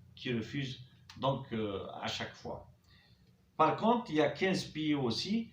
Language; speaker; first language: French; non-native, local second language; Arabic